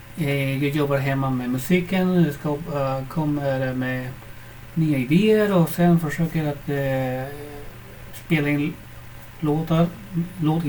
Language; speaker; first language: Swedish; non-native, fluent; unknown